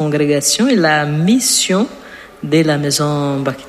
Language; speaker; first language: French; non-native, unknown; Portuguese